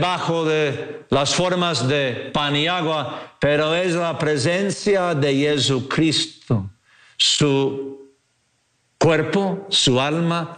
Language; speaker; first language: Spanish; non-native, fluent; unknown